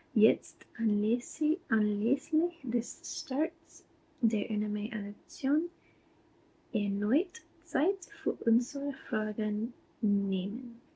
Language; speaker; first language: German; non-native, learner; English